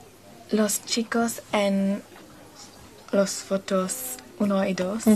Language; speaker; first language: Spanish; non-native, learner; English